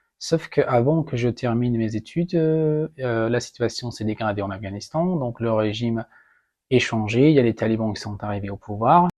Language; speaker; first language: French; non-native, fluent; Persian